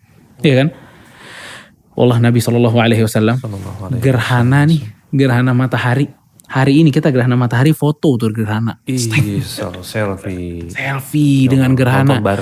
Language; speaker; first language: Indonesian; native; Indonesian